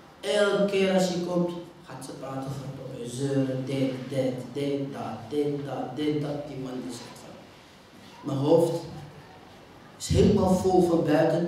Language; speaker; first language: Dutch; non-native, fluent; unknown